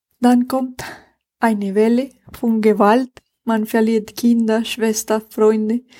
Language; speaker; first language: German; non-native, fluent; Spanish